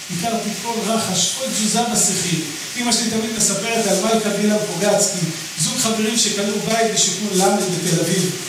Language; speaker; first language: Hebrew; native; Hebrew